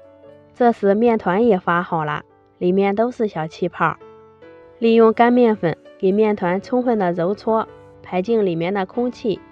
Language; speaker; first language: Chinese; native; Chinese